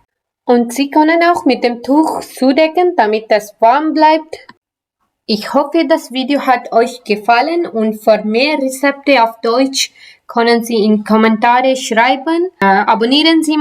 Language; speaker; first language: German; non-native, learner; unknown